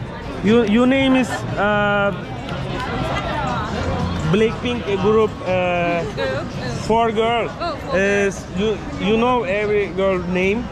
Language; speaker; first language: English; non-native, learner; Turkish